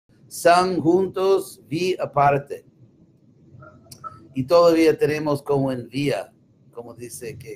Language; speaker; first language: Spanish; non-native, fluent; English